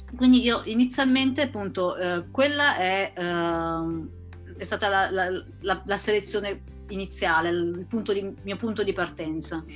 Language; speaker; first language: Italian; native; Italian